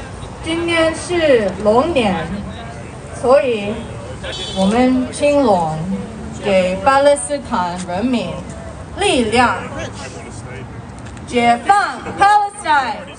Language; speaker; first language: Chinese; non-native, learner; Korean